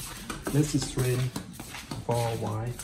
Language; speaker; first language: English; non-native, local second language; Thai